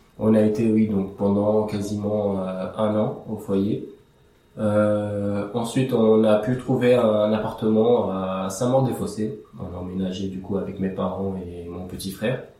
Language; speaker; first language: French; early bilingual, other home language; Assyrian Neo-Aramaic